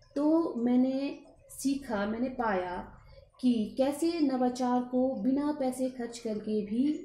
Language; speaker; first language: Hindi; native; Hindi